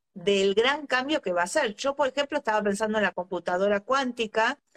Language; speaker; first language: Spanish; native; Spanish